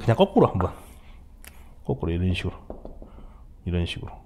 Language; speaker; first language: Korean; native; Korean